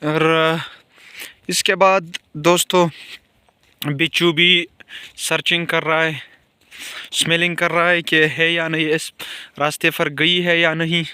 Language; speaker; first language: Hindi; non-native, local second language; Pashto